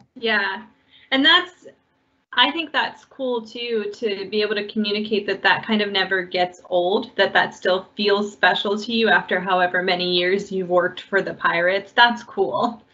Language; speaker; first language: English; native; English